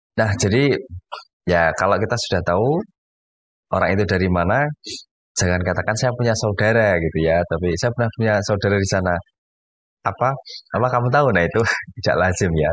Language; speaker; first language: Indonesian; native; Indonesian